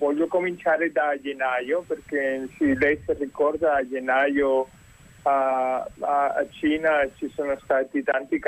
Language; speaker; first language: Italian; non-native, fluent; Spanish